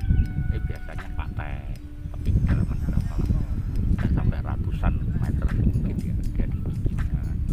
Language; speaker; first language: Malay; non-native, local second language; Javanese